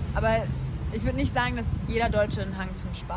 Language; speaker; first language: German; native; German